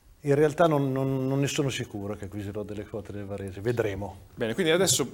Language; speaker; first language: Italian; native; Italian